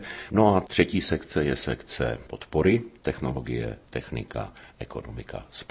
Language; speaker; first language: Czech; native; Czech